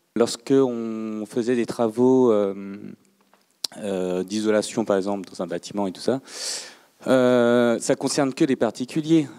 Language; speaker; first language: French; native; French